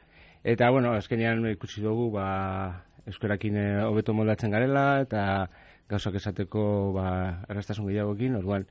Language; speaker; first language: Basque; native; Basque